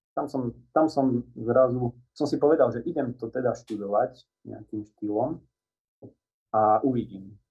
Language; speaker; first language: Slovak; native; Slovak